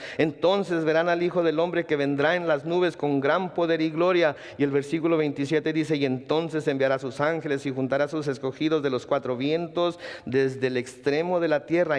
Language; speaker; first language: Spanish; native; Spanish